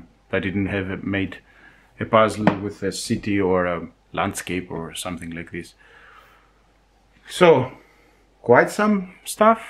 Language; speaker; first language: English; non-native, fluent; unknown